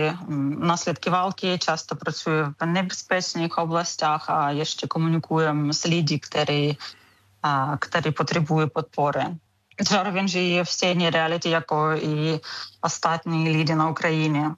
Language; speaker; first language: Czech; non-native, learner; Ukrainian